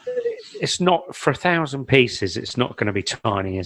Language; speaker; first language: English; native; English